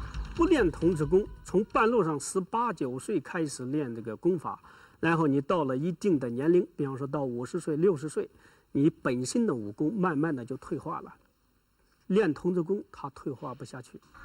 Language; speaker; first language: Chinese; native; Chinese